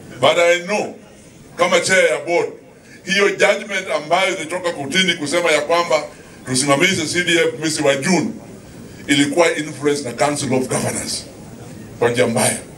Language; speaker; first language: Swahili; native; Swahili